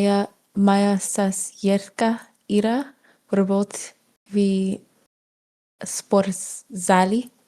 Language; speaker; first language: Russian; non-native, learner; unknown